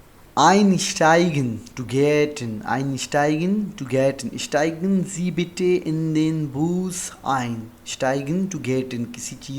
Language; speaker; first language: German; non-native, fluent; Urdu